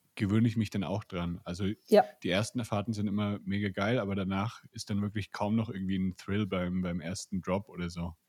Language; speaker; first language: German; native; German